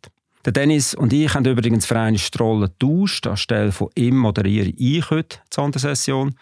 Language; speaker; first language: German; native; German